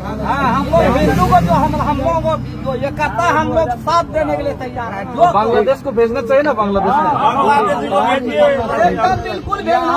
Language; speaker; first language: Hindi; non-native, local second language; Kok Borok